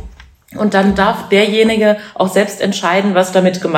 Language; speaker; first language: German; native; German